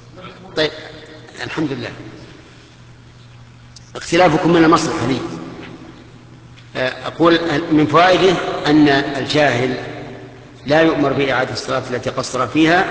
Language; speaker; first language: Arabic; native; Arabic